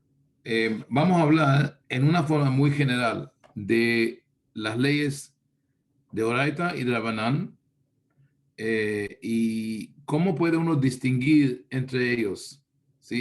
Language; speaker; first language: Spanish; non-native, fluent; Hebrew